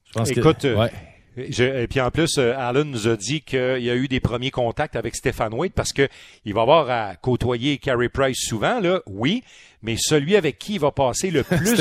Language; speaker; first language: French; native; French